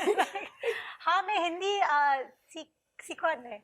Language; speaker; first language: Hindi; non-native, learner; English